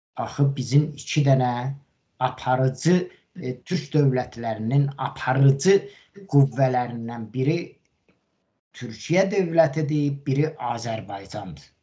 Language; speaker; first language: Azerbaijani; native; Azerbaijani